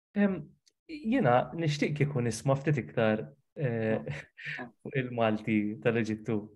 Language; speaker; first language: Maltese; native; Maltese